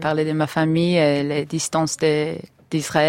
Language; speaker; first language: French; non-native, learner; Hebrew